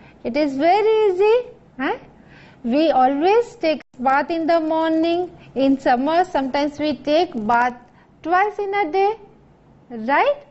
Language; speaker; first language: English; non-native, local second language; Gujarati